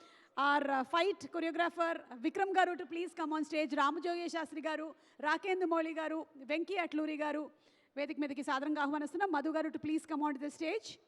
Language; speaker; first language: Telugu; native; Telugu